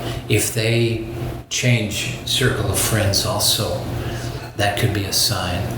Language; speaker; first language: English; native; English